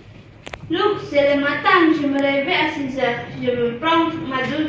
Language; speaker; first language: French; non-native, learner; Indonesian